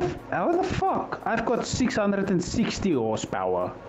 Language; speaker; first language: English; non-native, local second language; Afrikaans